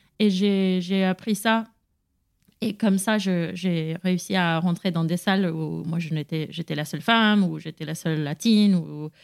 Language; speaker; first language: French; non-native, fluent; Spanish